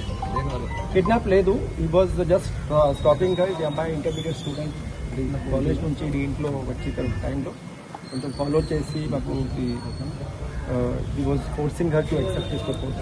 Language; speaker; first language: Telugu; non-native, learner; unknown